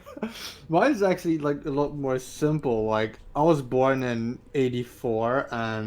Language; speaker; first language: English; native; English